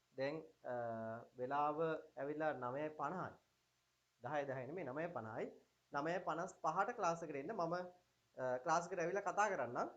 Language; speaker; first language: Sinhala; native; Sinhala